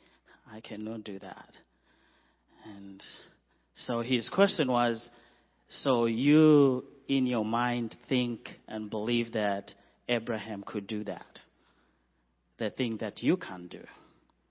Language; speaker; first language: English; non-native, local second language; Shona